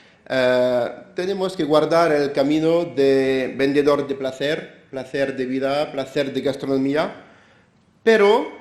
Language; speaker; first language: Spanish; non-native, fluent; French